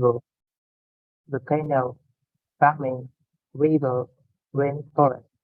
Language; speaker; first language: English; non-native, learner; Vietnamese